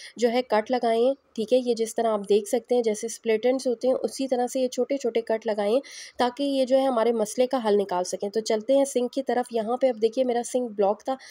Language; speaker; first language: Hindi; native; Hindi